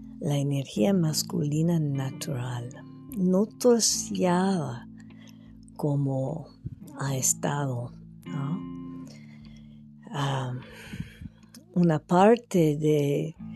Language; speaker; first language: Spanish; non-native, fluent; French